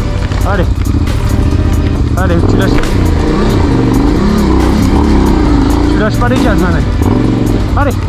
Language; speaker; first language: French; native; French